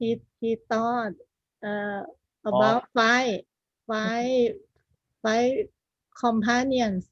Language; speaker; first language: English; non-native, learner; Thai